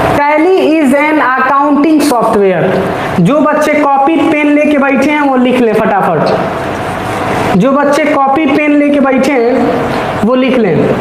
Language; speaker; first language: Hindi; native; Hindi